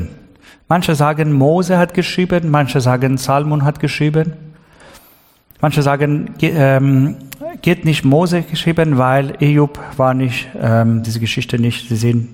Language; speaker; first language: German; non-native, learner; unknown